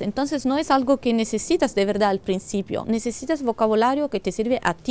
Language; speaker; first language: Spanish; non-native, fluent; Italian